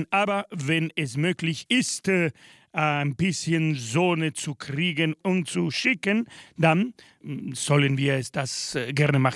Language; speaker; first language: German; non-native, fluent; Spanish